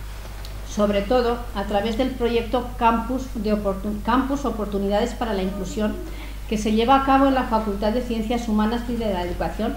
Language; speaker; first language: Spanish; native; Spanish